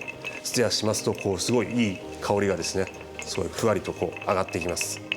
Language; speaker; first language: Japanese; native; Japanese